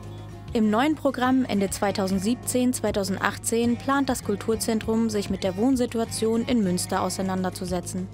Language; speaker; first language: German; native; German